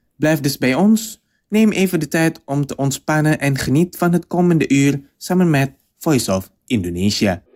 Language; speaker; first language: Dutch; non-native, fluent; Indonesian